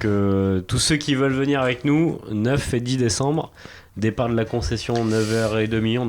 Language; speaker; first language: French; native; French